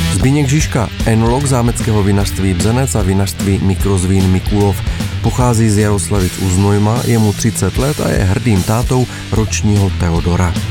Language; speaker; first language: Czech; native; Czech